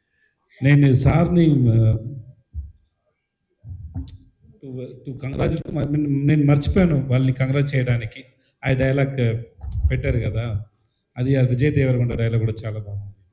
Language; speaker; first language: Telugu; non-native, learner; Tamil